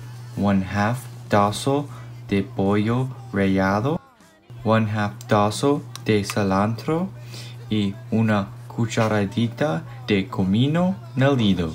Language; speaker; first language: Spanish; non-native, learner; English